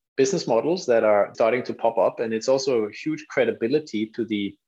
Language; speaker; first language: English; non-native, fluent; Danish